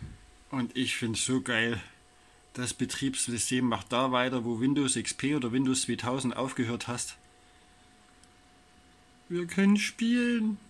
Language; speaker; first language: German; native; German